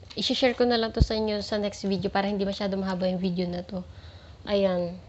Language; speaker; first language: Filipino; native; Filipino